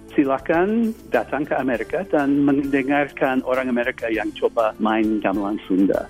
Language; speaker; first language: Indonesian; non-native, fluent; English